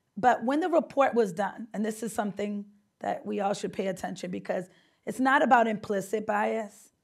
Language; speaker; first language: English; native; English